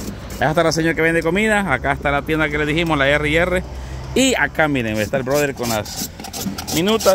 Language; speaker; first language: Spanish; native; Spanish